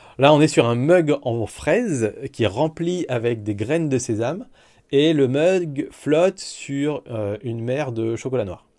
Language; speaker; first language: French; native; French